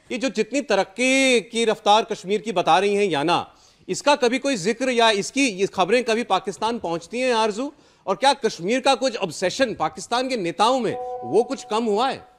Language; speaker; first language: Hindi; native; Hindi